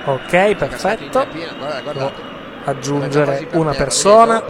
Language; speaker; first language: Italian; native; Italian